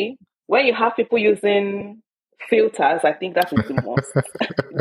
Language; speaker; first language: English; non-native, local second language; Yoruba